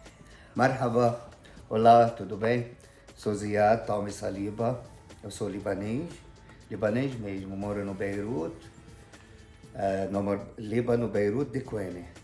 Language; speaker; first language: Portuguese; non-native, fluent; Arabic